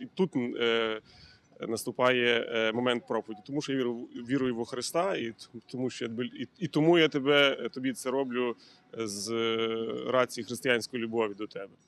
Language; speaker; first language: Ukrainian; native; Ukrainian